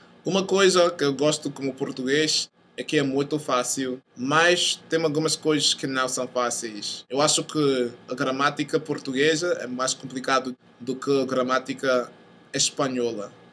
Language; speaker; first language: Portuguese; non-native, fluent; English